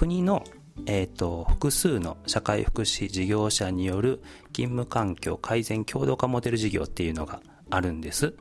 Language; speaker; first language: Japanese; native; Japanese